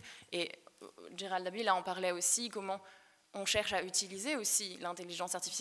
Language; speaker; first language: French; native; French